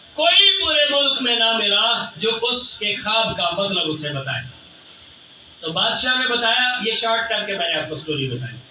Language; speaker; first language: Urdu; non-native, local second language; Punjabi